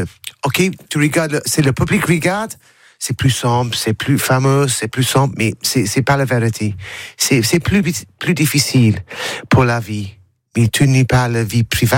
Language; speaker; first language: French; non-native, learner; English